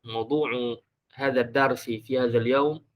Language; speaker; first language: Arabic; non-native, fluent; Malay